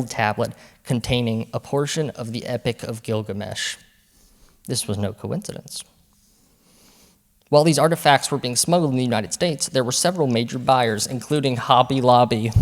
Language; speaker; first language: English; native; English